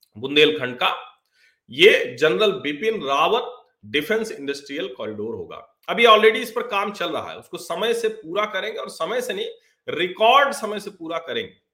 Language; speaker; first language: Hindi; native; Hindi